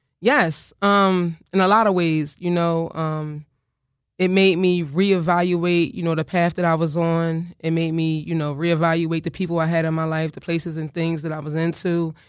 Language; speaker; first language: English; native; English